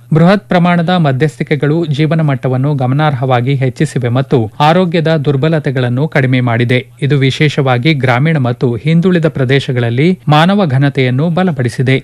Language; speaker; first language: Kannada; native; Kannada